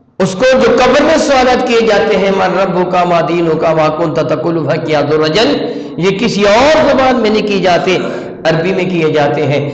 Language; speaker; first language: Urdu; non-native, local second language; Punjabi